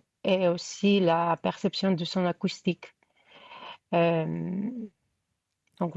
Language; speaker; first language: French; non-native, fluent; Greek